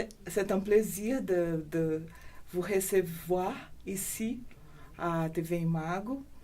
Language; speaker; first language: French; non-native, learner; Portuguese